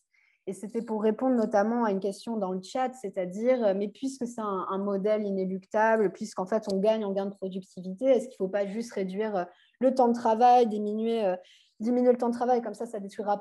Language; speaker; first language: French; native; French